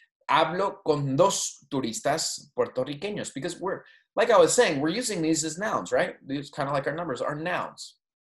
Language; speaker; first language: English; native; English